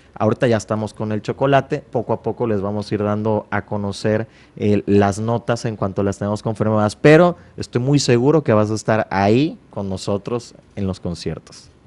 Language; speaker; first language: Spanish; native; Spanish